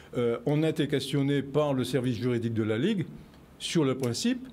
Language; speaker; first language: French; native; French